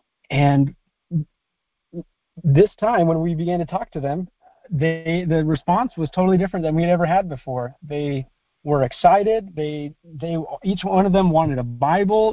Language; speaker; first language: English; native; English